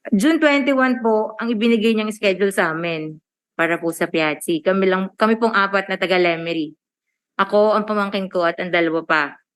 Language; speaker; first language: Filipino; native; Filipino